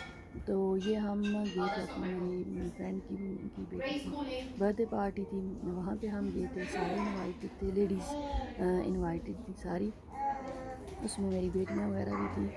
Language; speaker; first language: Urdu; native; Urdu